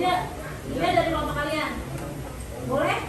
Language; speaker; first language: Indonesian; native; Indonesian